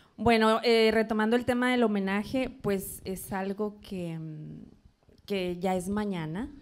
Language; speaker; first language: Spanish; native; Spanish